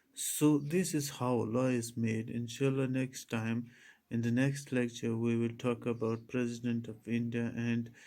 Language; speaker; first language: English; non-native, local second language; Urdu